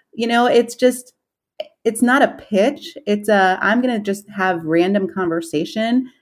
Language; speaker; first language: English; native; English